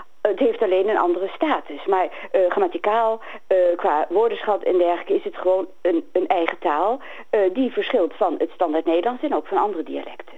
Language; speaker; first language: Dutch; native; Dutch